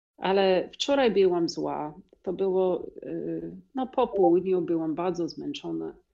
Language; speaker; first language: Polish; non-native, learner; English